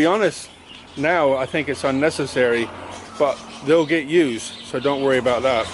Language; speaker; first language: English; native; English